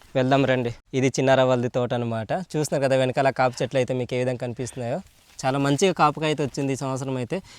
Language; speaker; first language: Telugu; non-native, local second language; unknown